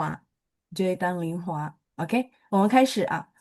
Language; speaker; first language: Chinese; non-native, fluent; Indonesian